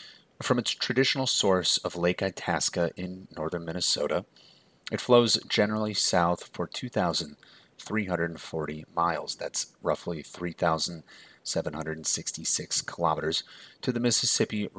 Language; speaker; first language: English; native; English